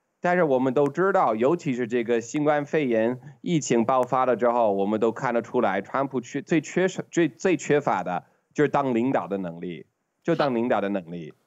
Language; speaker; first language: Chinese; non-native, fluent; English